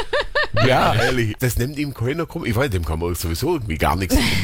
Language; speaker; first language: German; native; German